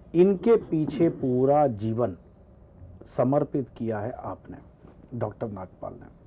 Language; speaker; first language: Hindi; non-native, local second language; Gujarati